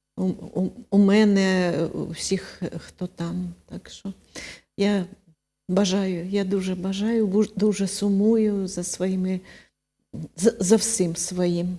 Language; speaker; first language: Ukrainian; non-native, local second language; Russian